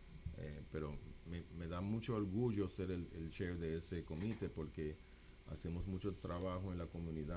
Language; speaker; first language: Spanish; non-native, local second language; English